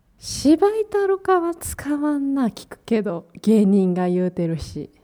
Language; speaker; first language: Japanese; native; Japanese